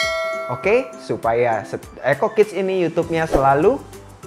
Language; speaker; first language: Indonesian; native; Indonesian